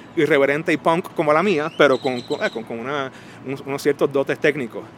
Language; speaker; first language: Spanish; early bilingual, heritage; Spanish